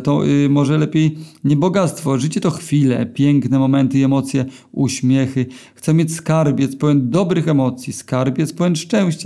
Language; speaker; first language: Polish; native; Polish